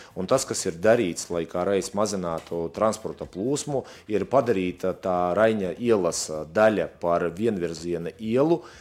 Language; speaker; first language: Latvian; non-native, local second language; Russian